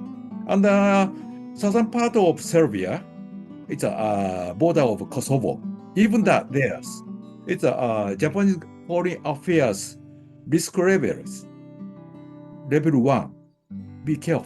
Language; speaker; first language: English; non-native, learner; Japanese